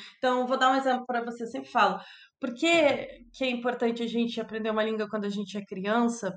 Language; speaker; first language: Portuguese; native; Portuguese